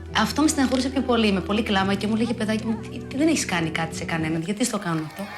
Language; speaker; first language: Greek; early bilingual, other home language; Albanian